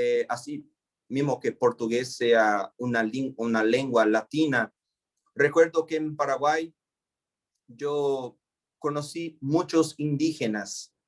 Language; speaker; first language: Spanish; non-native, fluent; Portuguese